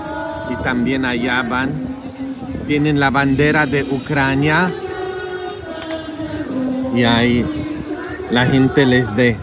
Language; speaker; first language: Spanish; non-native, fluent; Polish